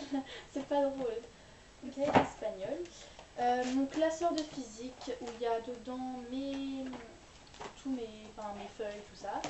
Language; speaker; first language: French; native; French